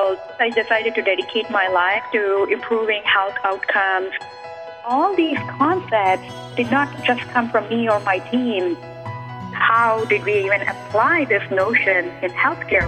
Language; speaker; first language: English; non-native, local second language; Telugu